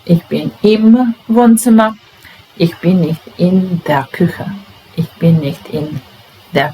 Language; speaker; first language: German; non-native, fluent; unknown